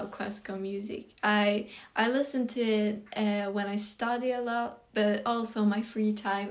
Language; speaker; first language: English; non-native, fluent; Swedish